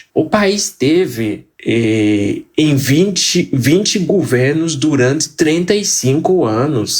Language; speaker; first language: Portuguese; non-native, fluent; Haitian Creole